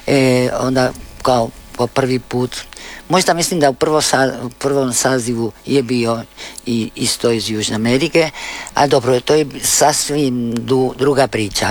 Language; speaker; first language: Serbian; early bilingual, heritage; Spanish